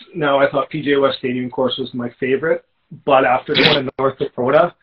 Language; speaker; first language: English; native; English